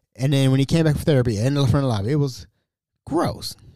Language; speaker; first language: English; native; English